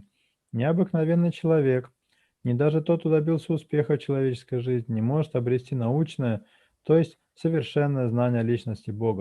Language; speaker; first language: Russian; native; Russian